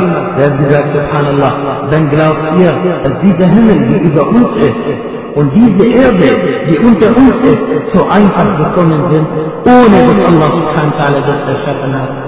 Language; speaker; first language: German; non-native, fluent; Arabic